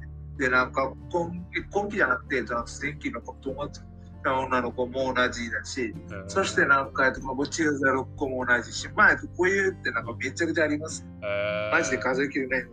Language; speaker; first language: Japanese; non-native, learner; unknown